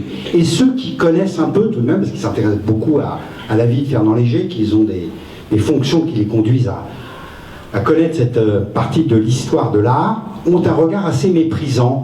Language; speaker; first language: French; native; French